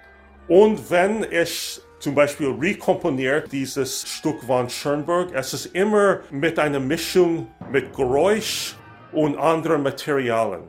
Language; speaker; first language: German; non-native, learner; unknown